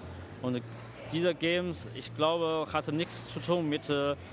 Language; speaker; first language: German; non-native, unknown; Chinese